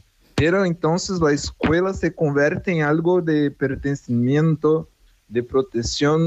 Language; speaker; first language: Spanish; non-native, fluent; Portuguese